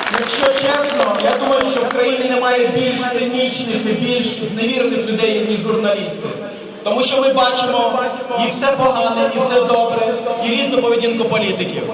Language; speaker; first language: Ukrainian; early bilingual, other home language; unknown